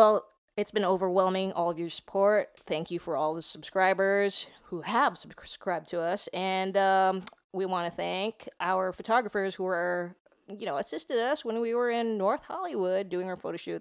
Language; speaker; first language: English; non-native, local second language; Filipino